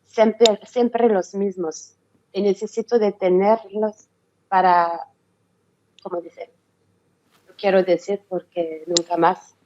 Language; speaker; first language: Spanish; non-native, learner; French